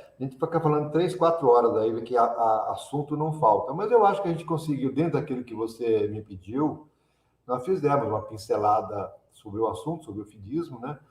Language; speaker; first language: Portuguese; early bilingual, other home language; Italian